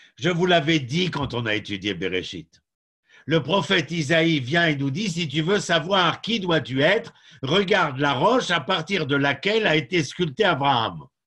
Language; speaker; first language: French; native; French